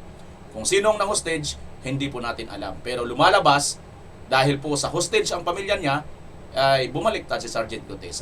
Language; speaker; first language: Filipino; native; Filipino